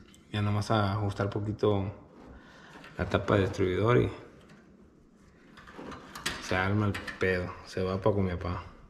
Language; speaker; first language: Spanish; early bilingual, heritage; Spanish